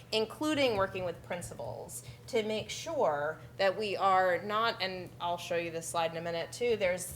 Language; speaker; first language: English; native; English